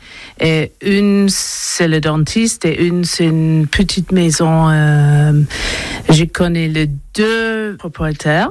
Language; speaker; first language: French; non-native, learner; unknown